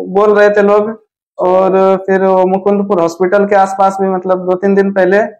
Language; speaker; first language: Hindi; native; Hindi